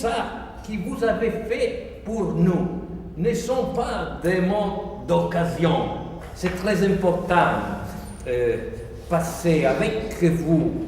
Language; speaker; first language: French; non-native, fluent; Italian